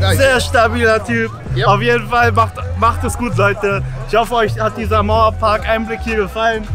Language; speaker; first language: German; native; German